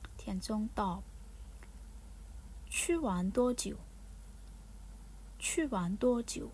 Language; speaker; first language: Chinese; non-native, fluent; Thai